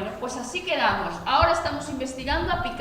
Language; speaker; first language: Spanish; native; Spanish